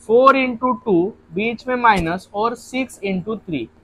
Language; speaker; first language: Hindi; non-native, local second language; Marathi